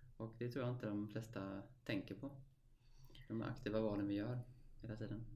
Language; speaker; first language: Swedish; native; Swedish